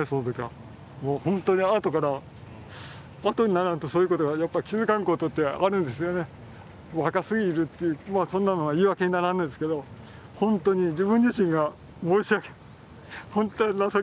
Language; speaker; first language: Japanese; native; Japanese